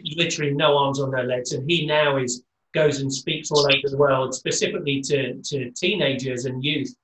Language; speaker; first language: English; native; English